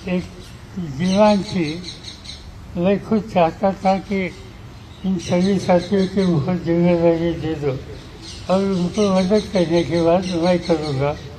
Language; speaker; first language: Hindi; non-native, local second language; Marathi